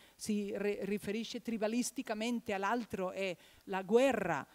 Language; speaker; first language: Italian; non-native, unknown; Catalan